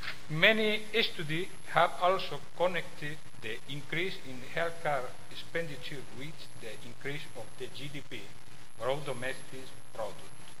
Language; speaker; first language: English; non-native, learner; Spanish